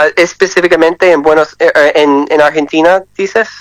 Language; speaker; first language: Spanish; non-native, learner; English